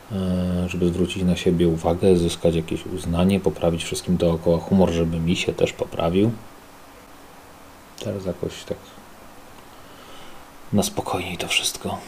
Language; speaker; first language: Polish; native; Polish